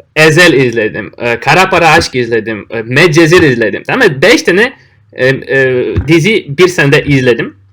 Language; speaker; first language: Turkish; non-native, fluent; Russian